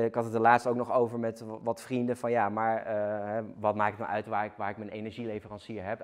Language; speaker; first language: Dutch; native; Dutch